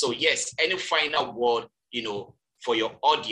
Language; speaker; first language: English; non-native, local second language; Yoruba